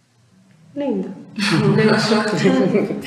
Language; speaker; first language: Portuguese; non-native, fluent; Spanish